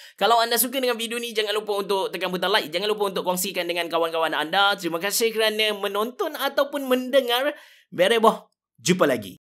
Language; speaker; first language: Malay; native; Malay